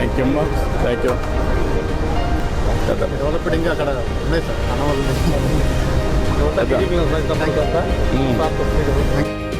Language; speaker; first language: Telugu; native; Telugu